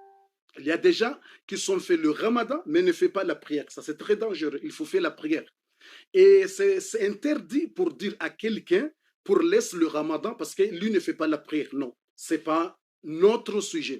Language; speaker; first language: French; non-native, learner; Comorian